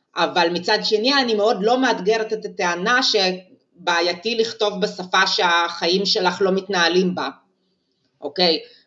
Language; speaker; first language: Hebrew; non-native, fluent; Russian